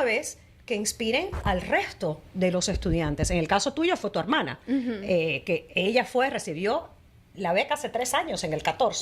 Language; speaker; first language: Spanish; native; Spanish